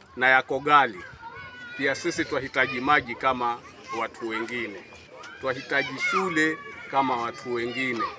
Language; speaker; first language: Swahili; native; Swahili